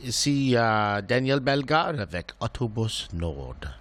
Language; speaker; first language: French; non-native, learner; English